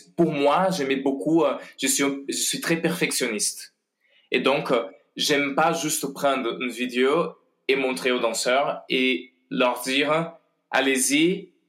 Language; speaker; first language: French; non-native, fluent; Portuguese